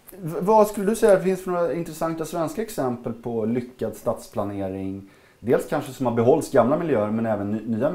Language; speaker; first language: Swedish; native; Swedish